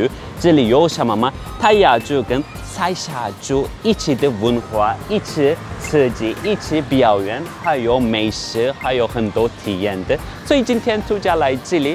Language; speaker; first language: Chinese; non-native, fluent; Turkish